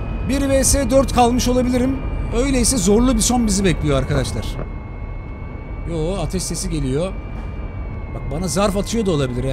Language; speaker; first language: Turkish; native; Turkish